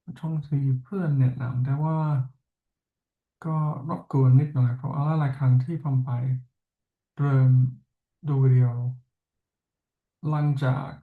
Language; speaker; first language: Thai; non-native, fluent; English